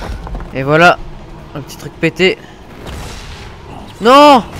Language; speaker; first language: French; native; French